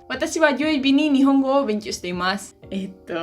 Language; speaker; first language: Japanese; non-native, learner; Spanish